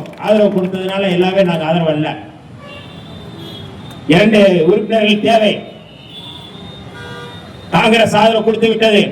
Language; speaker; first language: Tamil; native; Tamil